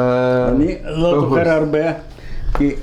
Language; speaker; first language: Hebrew; non-native, fluent; Yiddish